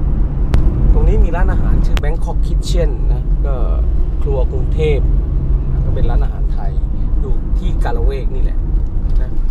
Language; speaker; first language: Thai; native; Thai